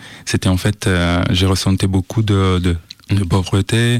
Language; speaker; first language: French; non-native, fluent; Italian